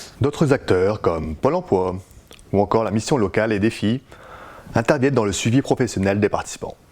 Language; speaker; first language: French; native; French